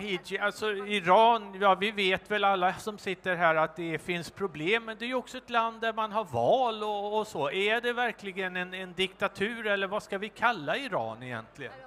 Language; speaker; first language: Swedish; native; Swedish